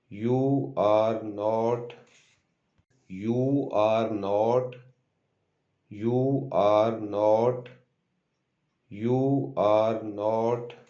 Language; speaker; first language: English; non-native, local second language; Urdu